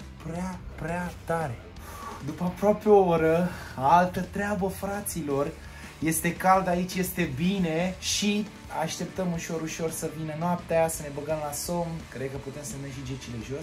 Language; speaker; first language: Romanian; native; Romanian